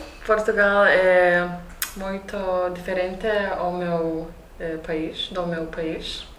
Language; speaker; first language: Portuguese; non-native, learner; Lithuanian